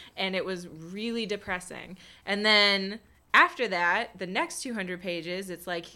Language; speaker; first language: English; native; English